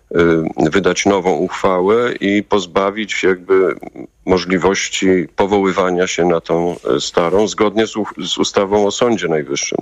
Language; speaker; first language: Polish; native; Polish